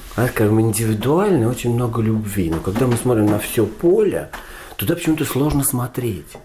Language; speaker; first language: Russian; native; Russian